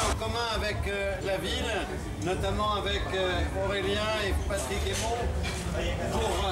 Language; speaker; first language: French; native; French